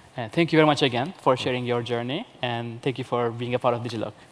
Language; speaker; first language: English; non-native, fluent; Turkish